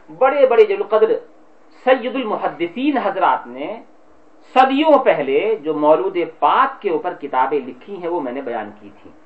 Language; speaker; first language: Urdu; native; Urdu